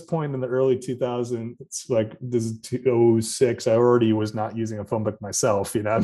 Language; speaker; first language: English; native; English